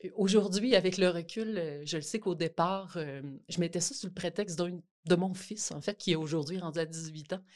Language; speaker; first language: French; native; French